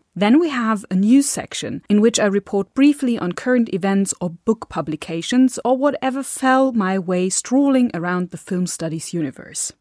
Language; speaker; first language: English; non-native, fluent; German